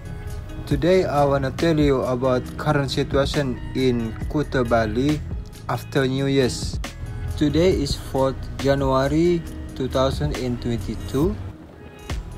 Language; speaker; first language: English; non-native, learner; Indonesian